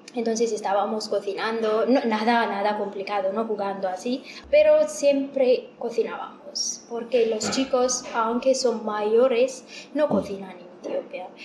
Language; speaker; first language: Spanish; non-native, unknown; Amharic